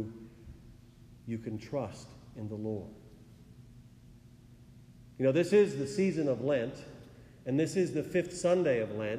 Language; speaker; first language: English; native; English